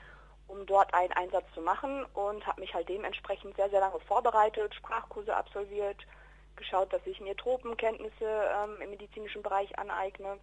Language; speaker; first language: German; native; German